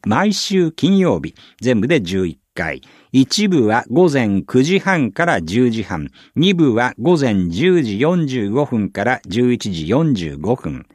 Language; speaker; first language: Japanese; native; Japanese